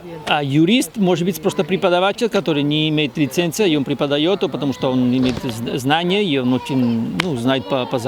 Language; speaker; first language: Russian; non-native, fluent; Spanish